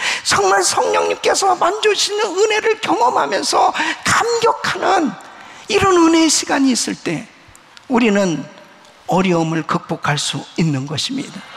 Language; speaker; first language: Korean; native; Korean